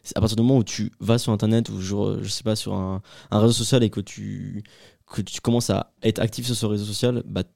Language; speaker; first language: French; native; French